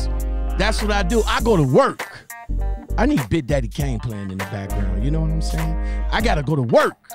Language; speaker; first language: English; native; English